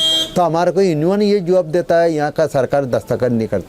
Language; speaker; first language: Hindi; non-native, learner; Rohingya